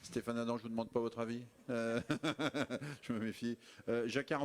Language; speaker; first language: French; native; French